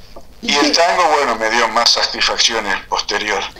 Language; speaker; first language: Spanish; native; Spanish